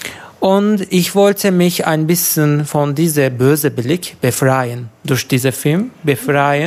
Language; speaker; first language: German; non-native, learner; Turkish